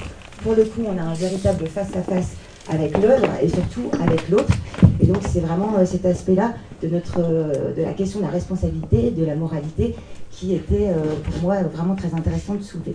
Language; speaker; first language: French; native; French